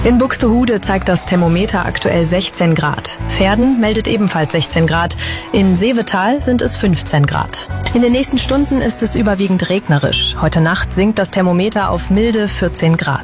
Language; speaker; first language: German; native; German